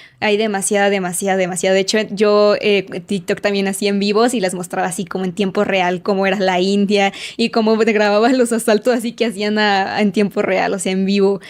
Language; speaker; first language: Spanish; native; Spanish